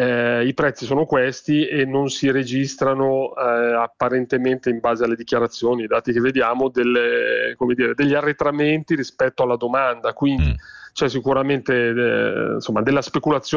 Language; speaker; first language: Italian; native; Italian